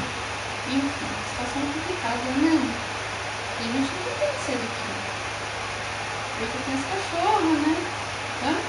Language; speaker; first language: Portuguese; native; Portuguese